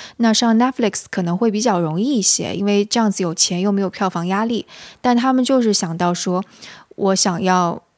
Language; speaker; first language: Chinese; native; Chinese